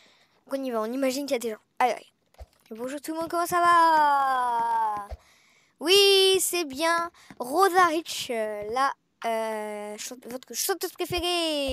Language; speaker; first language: French; native; French